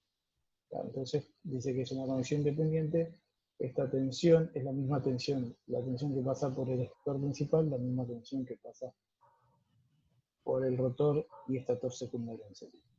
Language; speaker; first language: Spanish; native; Spanish